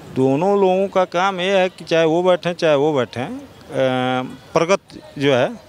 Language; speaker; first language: Hindi; native; Hindi